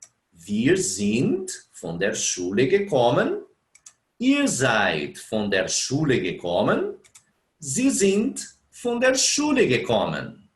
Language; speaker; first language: German; non-native, fluent; Portuguese